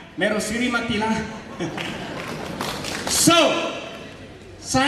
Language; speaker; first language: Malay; non-native, local second language; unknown